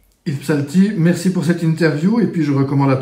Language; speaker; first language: French; native; French